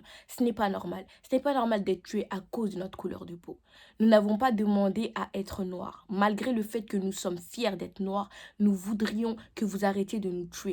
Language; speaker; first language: French; native; French